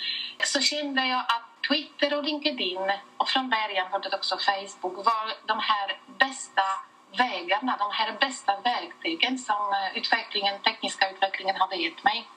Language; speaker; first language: Swedish; non-native, fluent; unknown